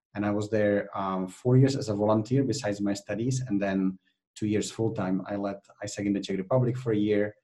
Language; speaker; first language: English; non-native, fluent; Czech